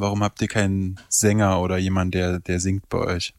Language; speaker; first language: German; native; German